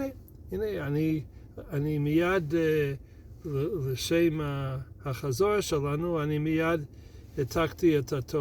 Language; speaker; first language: Hebrew; non-native, fluent; English